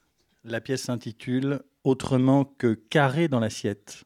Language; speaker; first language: French; native; French